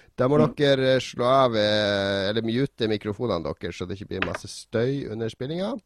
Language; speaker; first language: Norwegian; native; Norwegian